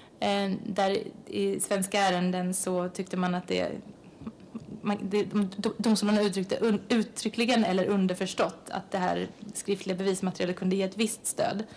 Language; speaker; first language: Swedish; native; Swedish